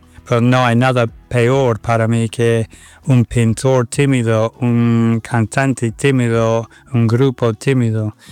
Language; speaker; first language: Spanish; non-native, fluent; English